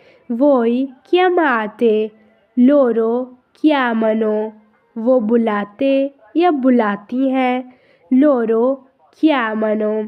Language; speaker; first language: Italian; non-native, fluent; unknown